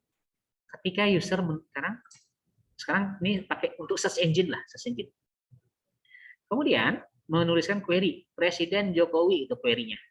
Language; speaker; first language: Indonesian; native; Indonesian